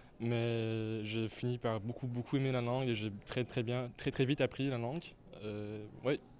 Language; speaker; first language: French; non-native, local second language; English